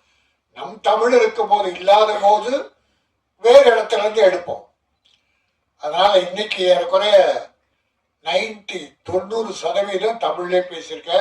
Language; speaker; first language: Tamil; native; Tamil